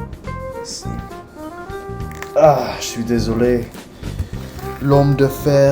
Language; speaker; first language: French; non-native, learner; English